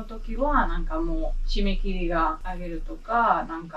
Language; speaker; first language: Japanese; non-native, learner; English